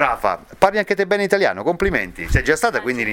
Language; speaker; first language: Italian; native; Italian